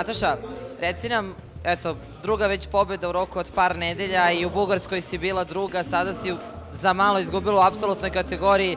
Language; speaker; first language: Bosnian; native; Bosnian